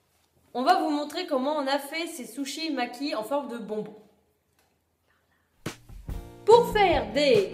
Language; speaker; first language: French; native; French